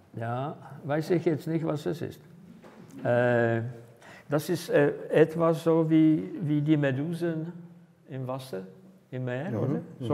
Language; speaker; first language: German; non-native, fluent; Czech